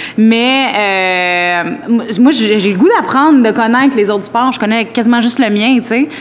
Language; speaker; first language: French; native; French